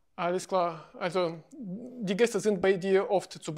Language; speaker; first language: German; non-native, fluent; Russian